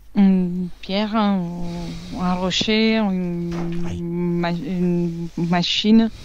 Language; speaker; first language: French; non-native, fluent; Italian